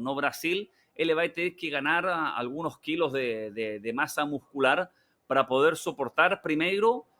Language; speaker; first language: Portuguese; non-native, learner; Spanish